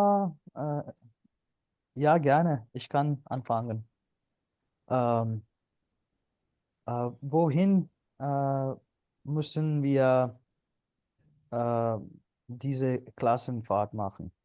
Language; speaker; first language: German; non-native, learner; Punjabi